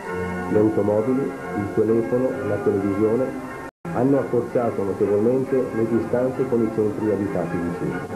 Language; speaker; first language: Italian; native; Italian